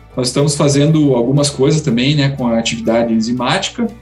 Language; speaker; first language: Portuguese; non-native, fluent; English